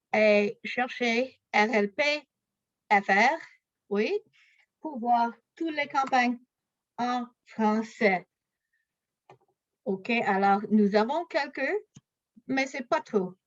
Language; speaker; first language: French; non-native, local second language; English